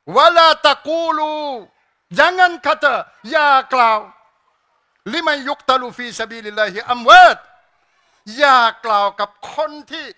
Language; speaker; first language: Thai; non-native, local second language; Malay